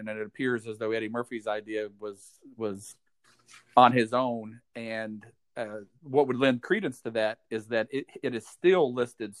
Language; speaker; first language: English; native; English